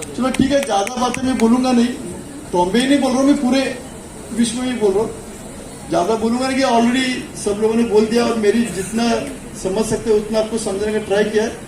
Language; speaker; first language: Hindi; non-native, local second language; Marathi